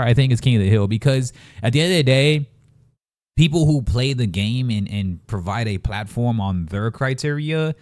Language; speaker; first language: English; native; English